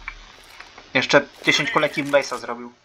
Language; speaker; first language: Polish; native; Polish